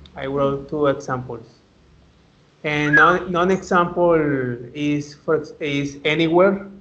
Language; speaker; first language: English; non-native, learner; Spanish